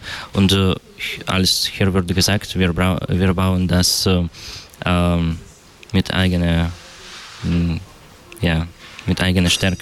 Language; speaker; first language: German; non-native, learner; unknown